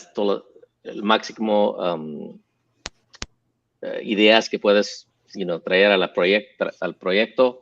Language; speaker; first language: Spanish; early bilingual, heritage; English